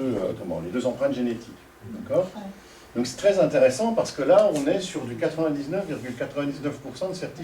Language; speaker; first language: French; native; French